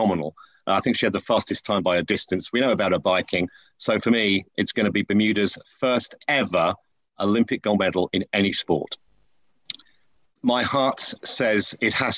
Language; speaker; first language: English; native; English